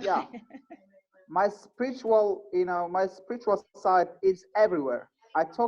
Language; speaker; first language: English; non-native, fluent; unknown